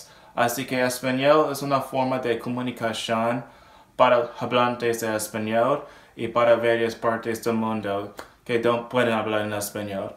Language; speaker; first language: Spanish; non-native, learner; English